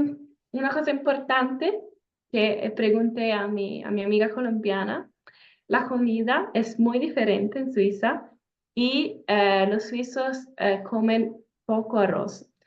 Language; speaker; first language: Spanish; non-native, fluent; Italian